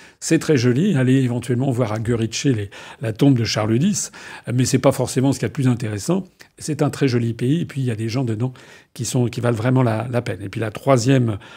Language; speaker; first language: French; native; French